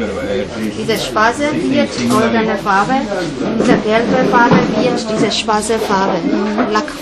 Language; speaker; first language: German; non-native, learner; Burmese